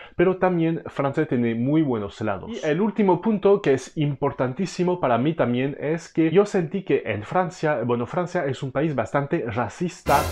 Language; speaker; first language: Spanish; non-native, fluent; French